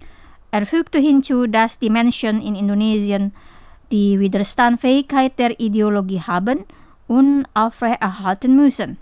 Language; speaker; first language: German; non-native, fluent; Indonesian